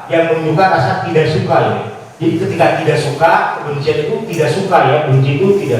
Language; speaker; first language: Indonesian; native; Indonesian